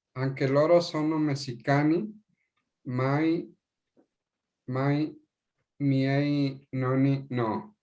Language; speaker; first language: Italian; non-native, learner; Spanish